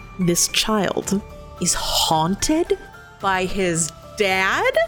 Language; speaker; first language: English; native; English